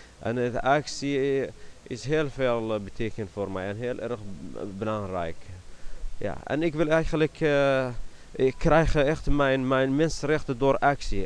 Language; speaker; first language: Dutch; non-native, learner; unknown